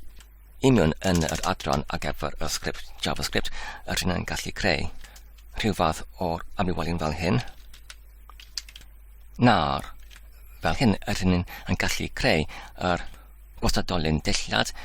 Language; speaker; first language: Welsh; non-native, learner; English